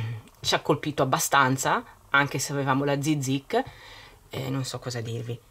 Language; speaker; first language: Italian; native; Italian